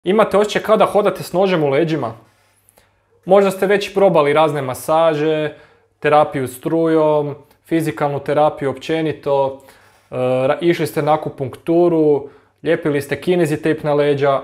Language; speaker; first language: Croatian; native; Croatian